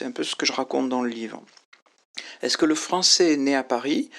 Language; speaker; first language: French; native; French